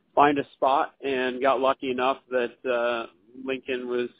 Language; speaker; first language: English; native; English